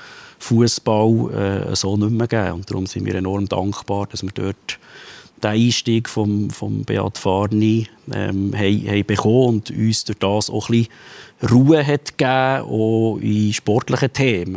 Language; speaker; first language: German; native; German